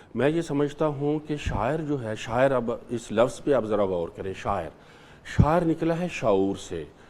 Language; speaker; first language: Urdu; non-native, local second language; Punjabi